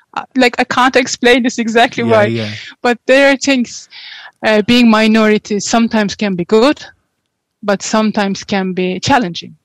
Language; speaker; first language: English; non-native, fluent; Turkish